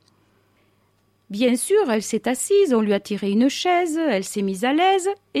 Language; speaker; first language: French; native; French